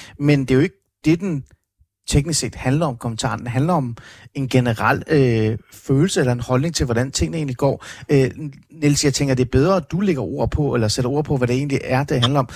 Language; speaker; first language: Danish; early bilingual, other home language; Persian